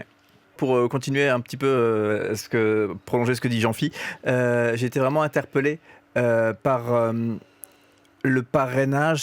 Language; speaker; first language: French; native; French